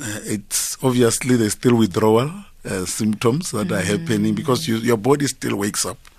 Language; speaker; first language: English; non-native, local second language; Northern Sotho